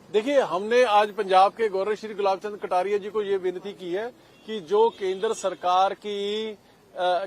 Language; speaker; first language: Hindi; non-native, local second language; Punjabi